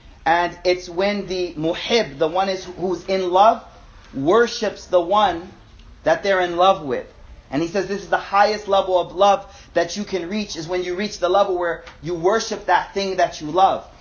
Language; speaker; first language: English; native; English